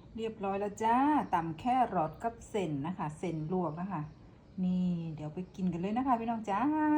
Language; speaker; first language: Thai; native; Thai